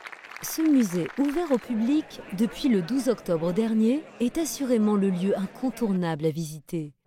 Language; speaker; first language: French; native; French